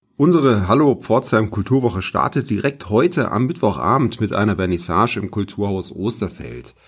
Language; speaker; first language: German; native; German